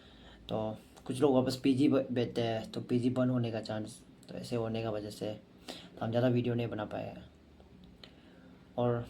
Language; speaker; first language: Hindi; non-native, local second language; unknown